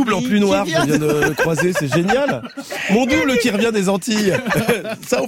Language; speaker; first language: French; native; French